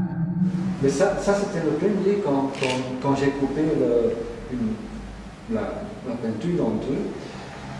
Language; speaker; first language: French; non-native, fluent; Dutch